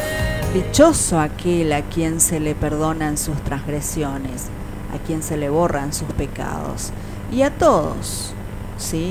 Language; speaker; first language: Spanish; native; Spanish